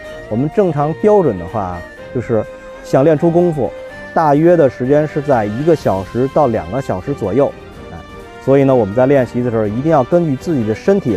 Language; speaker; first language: Chinese; native; Chinese